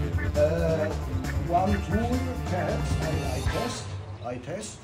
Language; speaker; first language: English; non-native, learner; German